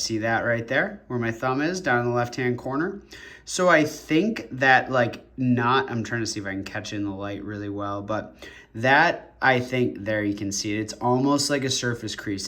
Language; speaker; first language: English; native; English